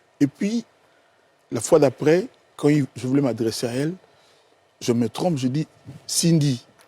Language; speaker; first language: French; non-native, local second language; Lingala